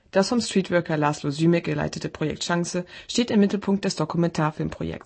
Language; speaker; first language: German; native; German